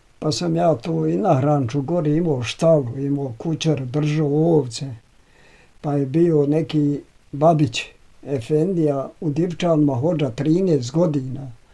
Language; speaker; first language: Bosnian; native; Bosnian